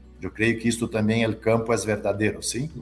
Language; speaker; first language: Spanish; non-native, learner; Portuguese